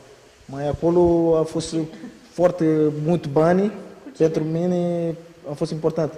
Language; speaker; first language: Romanian; non-native, learner; Portuguese